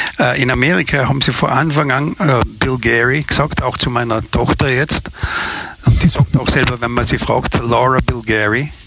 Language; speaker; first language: German; native; German